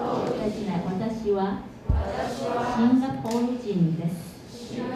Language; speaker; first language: Japanese; non-native, fluent; Chinese